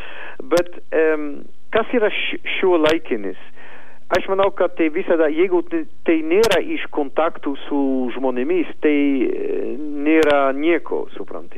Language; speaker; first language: Lithuanian; non-native, learner; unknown